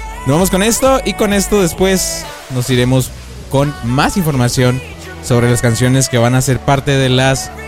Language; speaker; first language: Spanish; native; Spanish